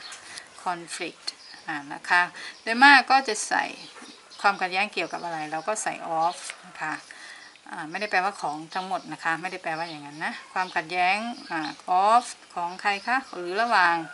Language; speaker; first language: Thai; native; Thai